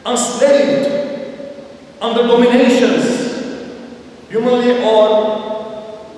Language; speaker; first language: English; non-native, fluent; Armenian